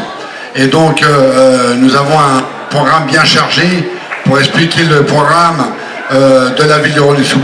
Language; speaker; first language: French; native; French